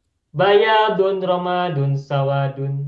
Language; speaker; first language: Arabic; non-native, fluent; Indonesian